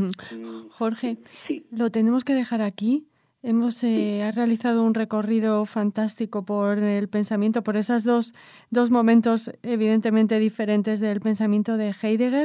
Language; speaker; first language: Spanish; native; Spanish